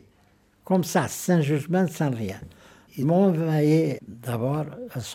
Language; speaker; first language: French; non-native, fluent; Portuguese